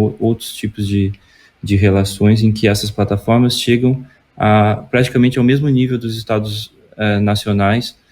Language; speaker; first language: Portuguese; native; Portuguese